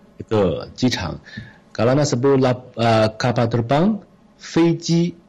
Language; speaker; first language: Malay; non-native, fluent; Chinese